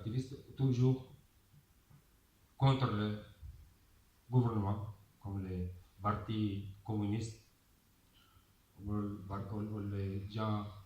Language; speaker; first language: French; non-native, learner; Arabic